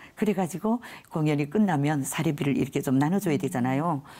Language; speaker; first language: Korean; native; Korean